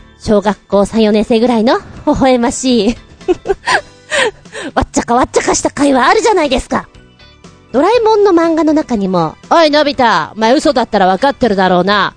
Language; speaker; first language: Japanese; native; Japanese